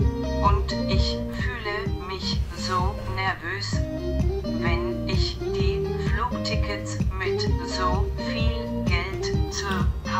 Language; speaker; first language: German; non-native, learner; Chinese